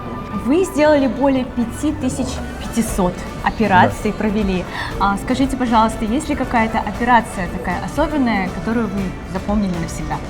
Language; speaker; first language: Russian; native; Russian